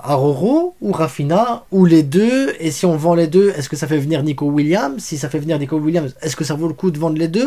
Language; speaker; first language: French; native; French